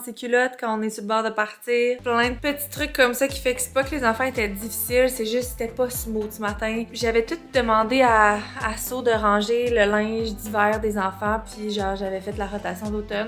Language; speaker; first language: French; native; French